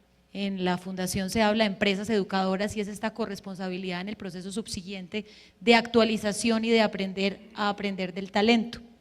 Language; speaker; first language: Spanish; native; Spanish